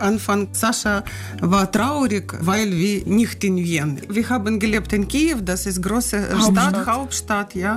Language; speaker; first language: German; non-native, learner; Ukrainian